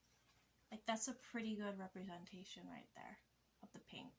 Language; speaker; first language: English; native; English